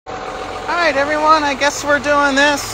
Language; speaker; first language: English; native; English